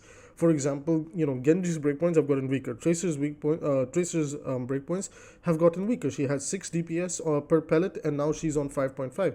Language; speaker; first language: English; native; English